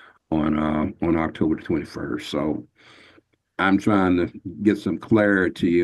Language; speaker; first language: English; native; English